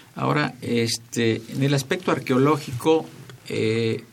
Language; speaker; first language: Spanish; native; Spanish